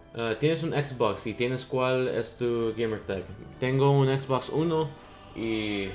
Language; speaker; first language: Spanish; early bilingual, heritage; Spanish